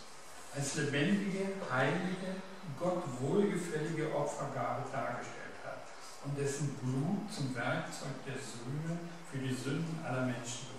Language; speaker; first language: German; native; German